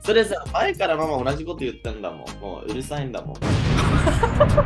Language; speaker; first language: Japanese; early bilingual, heritage; Japanese